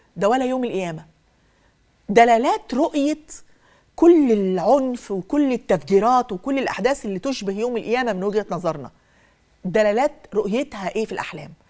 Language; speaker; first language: Egyptian Arabic; native; Egyptian Arabic